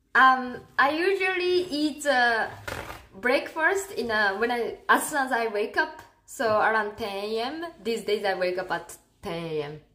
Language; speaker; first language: English; non-native, fluent; Japanese